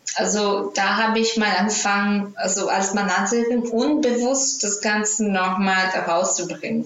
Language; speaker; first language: German; non-native, fluent; Greek